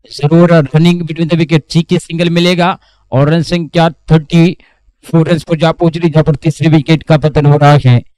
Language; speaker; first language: Hindi; non-native, local second language; Marathi